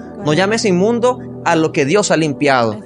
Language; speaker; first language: Spanish; native; Spanish